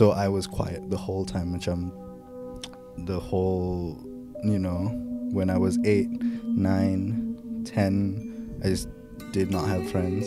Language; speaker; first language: English; non-native, local second language; Pattani Malay